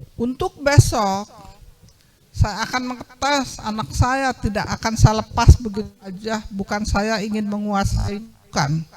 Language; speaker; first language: Indonesian; non-native, local second language; Sundanese